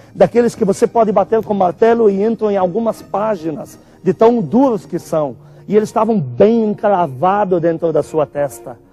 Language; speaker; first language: Portuguese; non-native, fluent; Arabic